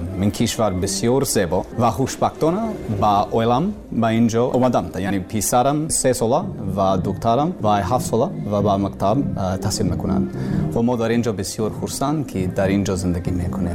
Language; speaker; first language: Persian; non-native, learner; English